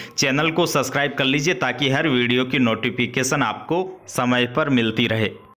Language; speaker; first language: Hindi; native; Hindi